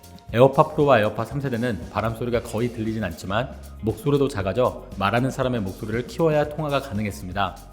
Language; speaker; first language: Korean; native; Korean